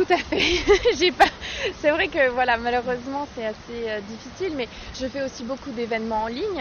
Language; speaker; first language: French; native; French